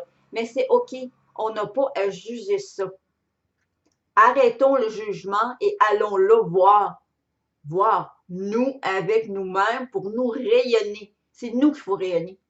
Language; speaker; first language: French; native; French